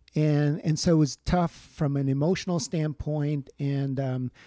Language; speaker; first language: English; early bilingual, other home language; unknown